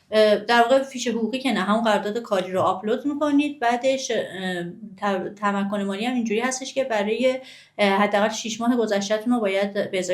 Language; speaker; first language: Persian; native; Persian